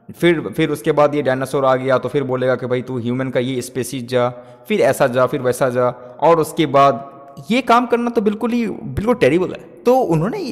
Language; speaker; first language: Hindi; native; Hindi